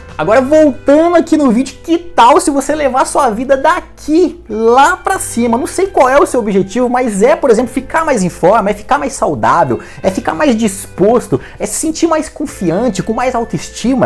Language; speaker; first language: Portuguese; native; Portuguese